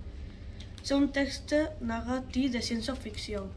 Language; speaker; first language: French; non-native, learner; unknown